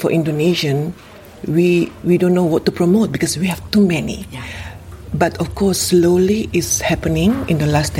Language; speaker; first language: English; non-native, fluent; Indonesian